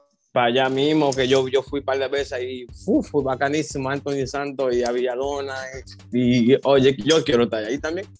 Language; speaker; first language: Spanish; early bilingual, heritage; Spanish